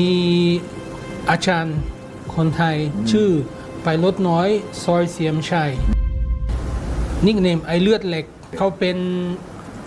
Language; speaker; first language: Thai; non-native, fluent; Portuguese